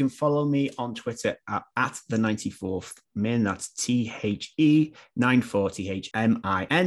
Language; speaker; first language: English; native; English